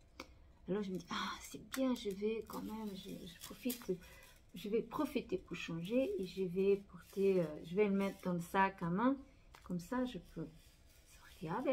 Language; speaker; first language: French; non-native, fluent; Portuguese